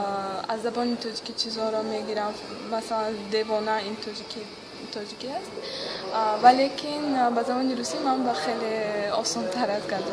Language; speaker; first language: Persian; non-native, local second language; Russian